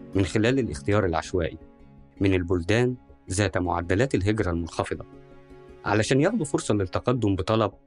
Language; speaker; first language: Arabic; native; Arabic